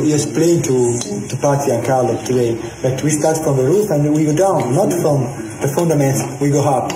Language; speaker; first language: English; non-native, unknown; Italian